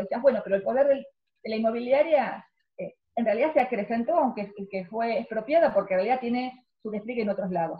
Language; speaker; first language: Spanish; native; Spanish